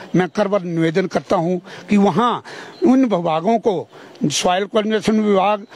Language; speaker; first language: Hindi; native; Hindi